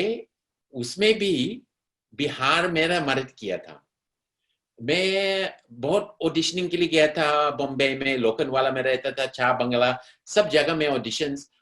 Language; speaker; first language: Hindi; non-native, fluent; English